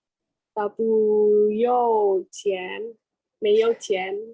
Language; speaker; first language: Chinese; non-native, learner; Indonesian